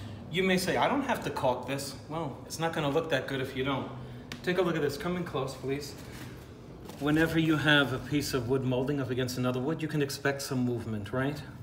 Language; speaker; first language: English; native; English